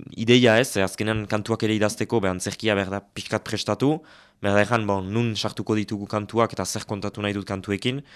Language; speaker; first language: Basque; native; Basque